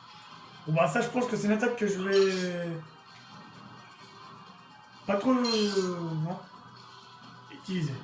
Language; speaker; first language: French; native; French